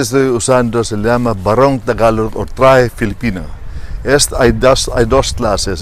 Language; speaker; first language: Spanish; non-native, fluent; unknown